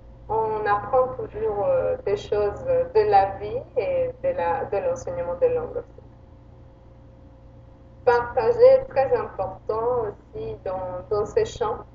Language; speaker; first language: French; non-native, fluent; Spanish